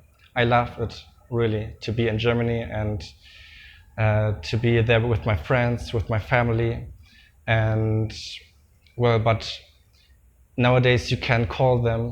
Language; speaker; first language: English; non-native, fluent; German